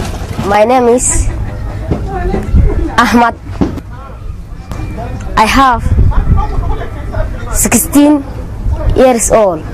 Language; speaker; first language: English; non-native, learner; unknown